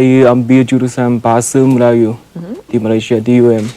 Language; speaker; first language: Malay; non-native, learner; Chinese